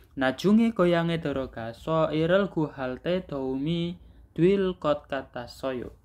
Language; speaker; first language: Korean; non-native, learner; Indonesian